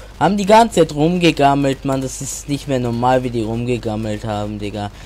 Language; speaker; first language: German; native; German